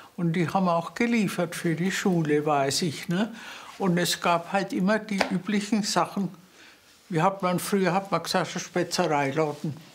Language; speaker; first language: German; native; German